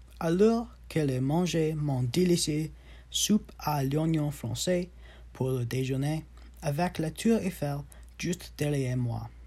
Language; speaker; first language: French; non-native, learner; English